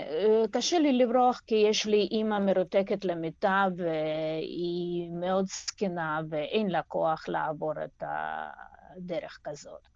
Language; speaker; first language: Hebrew; non-native, fluent; Russian